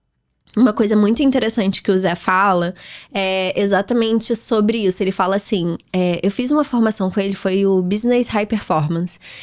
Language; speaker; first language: Portuguese; native; Portuguese